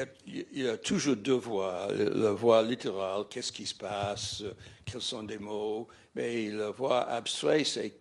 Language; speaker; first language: French; non-native, fluent; English